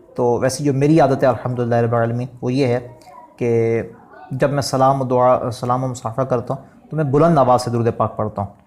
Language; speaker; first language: Urdu; non-native, local second language; Punjabi